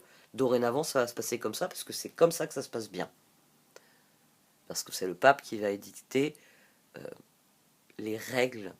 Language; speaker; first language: French; native; French